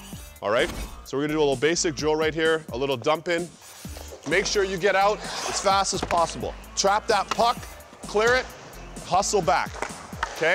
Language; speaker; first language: English; native; English